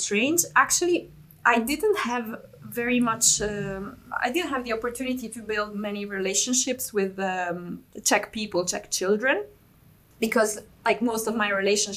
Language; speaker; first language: English; non-native, fluent; Italian